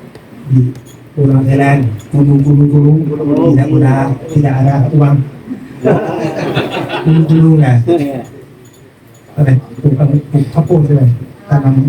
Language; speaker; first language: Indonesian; non-native, learner; Thai